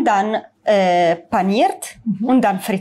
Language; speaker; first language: German; non-native, learner; Italian